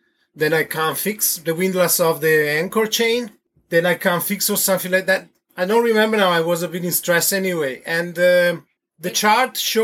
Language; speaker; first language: English; non-native, fluent; Italian